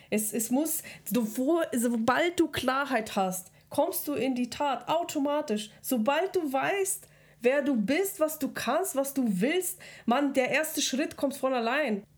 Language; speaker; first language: German; early bilingual, other home language; Russian